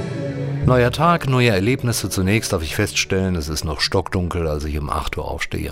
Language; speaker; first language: German; native; German